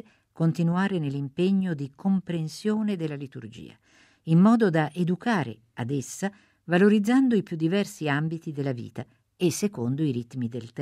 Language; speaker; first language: Italian; native; Italian